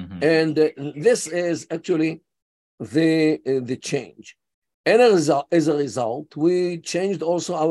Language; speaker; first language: English; non-native, fluent; Yiddish